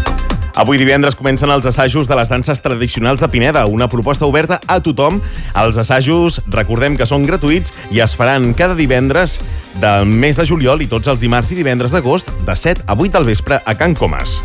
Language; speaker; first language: Catalan; native; Catalan